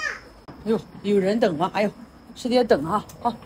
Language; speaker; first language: Chinese; native; Chinese